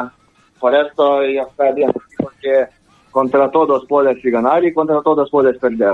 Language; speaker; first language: Spanish; non-native, learner; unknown